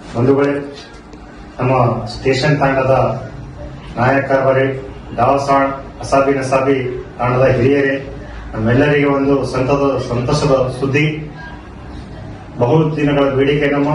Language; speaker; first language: Kannada; non-native, local second language; Lambadi